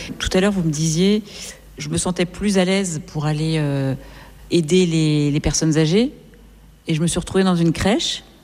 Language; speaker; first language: French; native; French